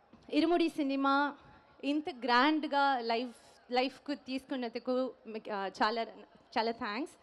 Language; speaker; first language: Telugu; non-native, learner; Tamil